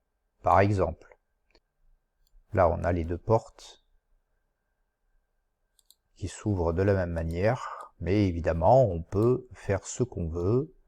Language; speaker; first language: French; native; French